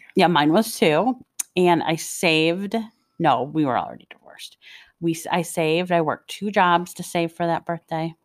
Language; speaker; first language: English; native; English